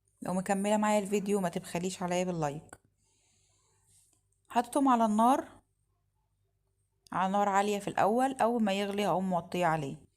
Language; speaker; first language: Arabic; native; Arabic